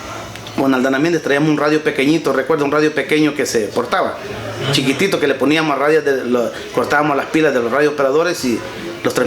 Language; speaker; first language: Spanish; native; Spanish